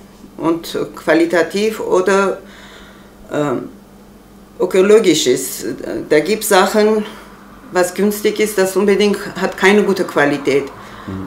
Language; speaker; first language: German; non-native, learner; Armenian